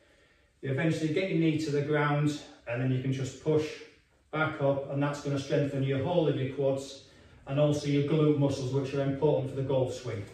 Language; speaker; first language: English; native; English